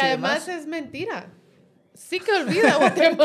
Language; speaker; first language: Spanish; native; Spanish